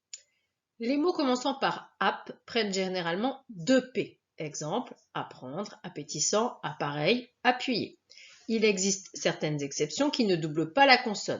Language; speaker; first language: French; native; French